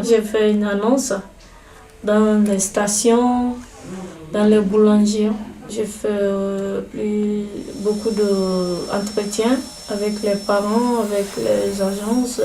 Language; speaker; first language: French; non-native, learner; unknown